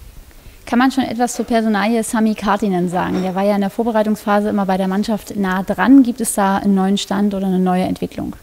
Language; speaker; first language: German; native; German